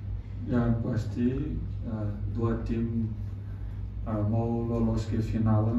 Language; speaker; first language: Indonesian; non-native, fluent; Portuguese